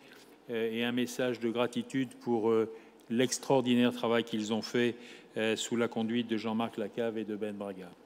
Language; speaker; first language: French; native; French